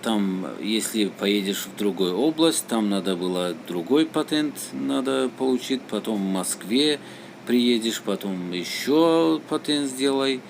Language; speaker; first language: Russian; non-native, learner; Tajik